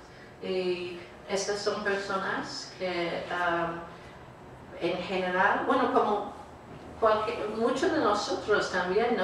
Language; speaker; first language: Spanish; non-native, fluent; English